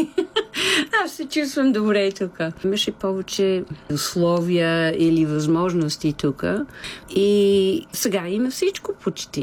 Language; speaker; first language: Bulgarian; non-native, fluent; English